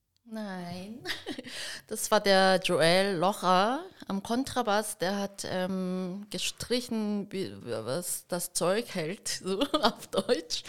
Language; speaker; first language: German; early bilingual, heritage; Korean